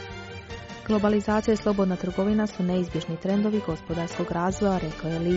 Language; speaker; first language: Croatian; native; Croatian